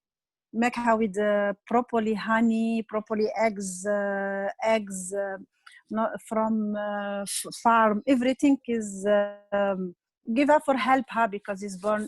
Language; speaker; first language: English; non-native, learner; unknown